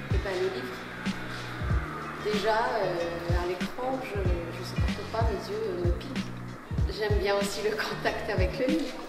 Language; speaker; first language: French; non-native, local second language; Malagasy